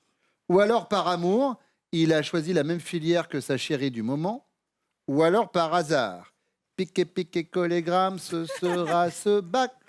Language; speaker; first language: French; native; French